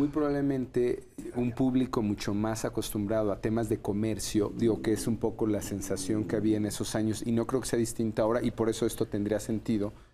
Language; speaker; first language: Spanish; native; Spanish